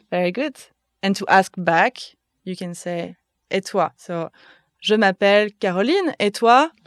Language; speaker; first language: English; non-native, fluent; French